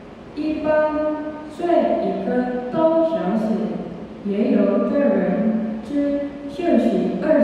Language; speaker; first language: Chinese; non-native, learner; Indonesian